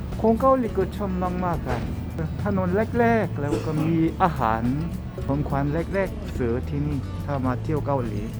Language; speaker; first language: Thai; non-native, learner; Korean